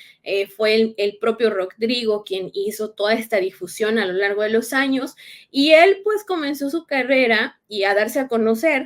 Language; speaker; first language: Spanish; native; Spanish